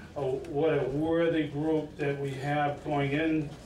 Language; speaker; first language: English; native; English